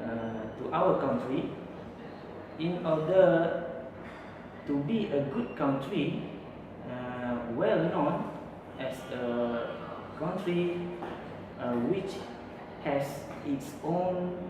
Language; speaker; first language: English; non-native, learner; Malay